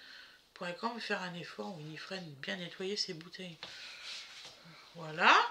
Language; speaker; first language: French; native; French